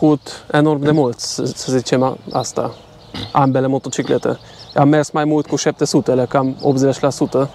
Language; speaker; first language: Romanian; non-native, local second language; Hungarian